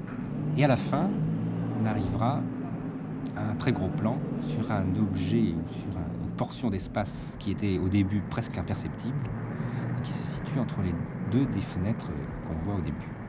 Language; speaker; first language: French; native; French